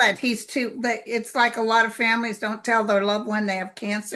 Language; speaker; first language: English; native; English